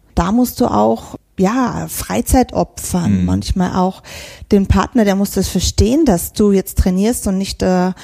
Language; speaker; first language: German; native; German